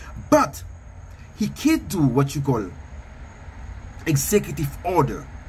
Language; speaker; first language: English; non-native, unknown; Haitian Creole